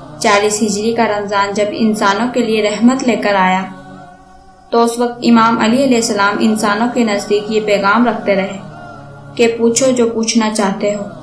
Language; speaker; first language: Urdu; native; Urdu